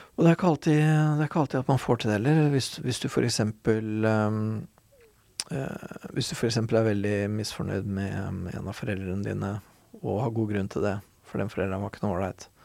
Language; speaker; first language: Norwegian; native; Norwegian